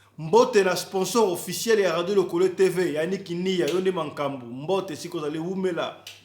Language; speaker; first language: Lingala; native; Lingala